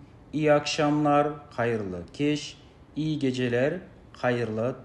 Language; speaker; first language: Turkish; non-native, fluent; Kazakh